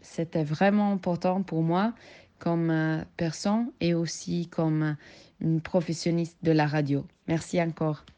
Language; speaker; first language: French; non-native, learner; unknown